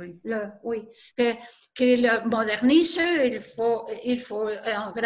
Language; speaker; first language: French; non-native, learner; Spanish